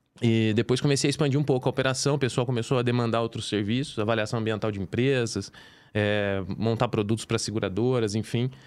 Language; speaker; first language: Portuguese; native; Portuguese